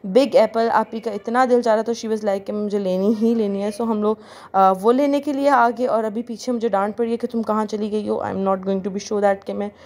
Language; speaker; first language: Urdu; native; Urdu